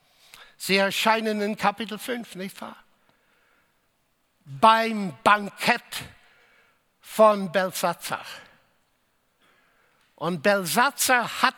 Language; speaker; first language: German; non-native, fluent; English